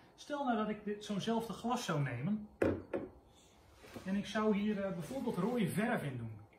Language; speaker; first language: Dutch; native; Dutch